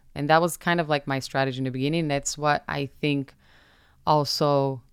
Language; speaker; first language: English; non-native, fluent; Portuguese